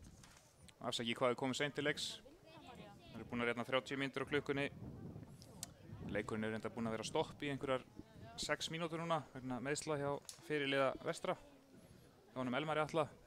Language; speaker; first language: Icelandic; native; Icelandic